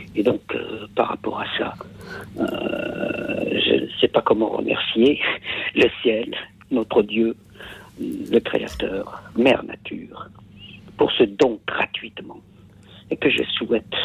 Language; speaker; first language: French; non-native, local second language; Kabyle